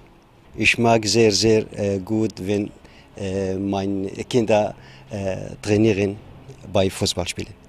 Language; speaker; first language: German; non-native, learner; Kurdish